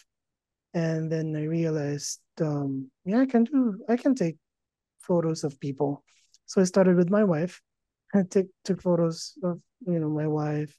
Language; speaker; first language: English; non-native, local second language; Filipino